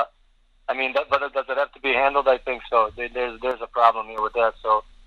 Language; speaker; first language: English; early bilingual, other home language; Bosnian